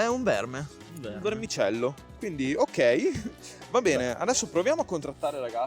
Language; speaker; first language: Italian; native; Italian